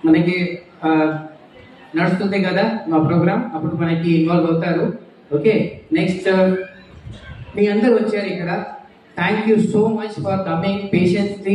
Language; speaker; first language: Telugu; non-native, local second language; Urdu